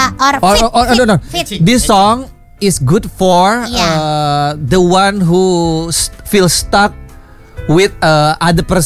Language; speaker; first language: English; non-native, learner; Indonesian